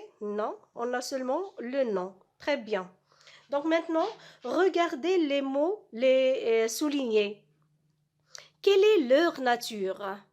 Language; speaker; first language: French; non-native, local second language; Arabic